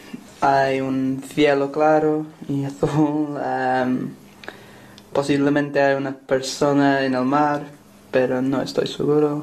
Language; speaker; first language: Spanish; non-native, learner; English